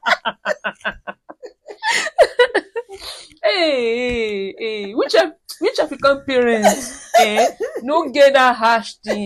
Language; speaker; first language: English; non-native, local second language; Yoruba